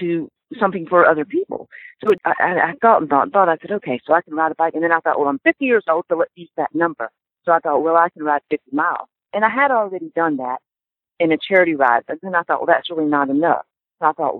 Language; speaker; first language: English; native; English